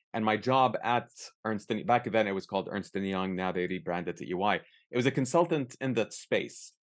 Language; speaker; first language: English; early bilingual, other home language; Arabic